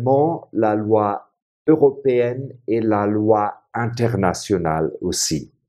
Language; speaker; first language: French; non-native, fluent; German